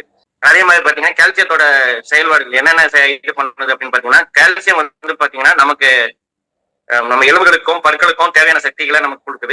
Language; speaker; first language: Tamil; native; Tamil